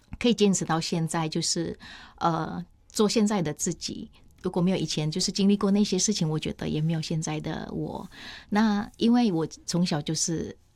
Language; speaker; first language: Chinese; non-native, fluent; Vietnamese